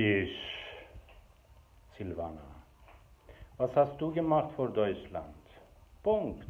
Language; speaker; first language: German; non-native, fluent; Persian